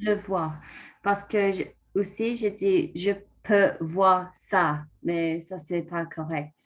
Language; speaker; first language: French; non-native, learner; English